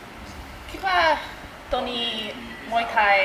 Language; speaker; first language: Thai; non-native, learner; English